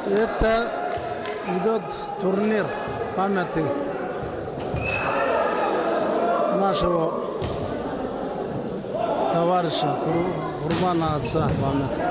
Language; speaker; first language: Russian; non-native, local second language; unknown